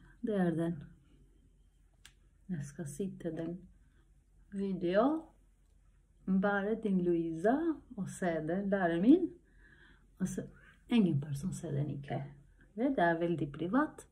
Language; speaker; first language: Norwegian; non-native, learner; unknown